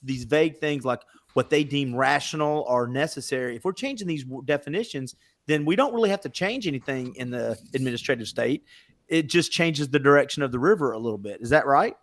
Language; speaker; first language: English; native; English